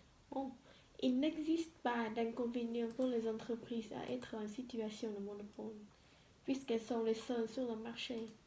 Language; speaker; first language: French; non-native, learner; Vietnamese